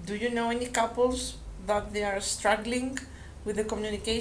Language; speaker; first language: English; non-native, fluent; Greek